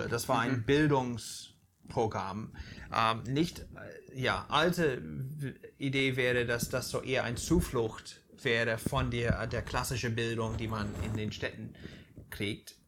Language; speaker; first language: German; non-native, fluent; English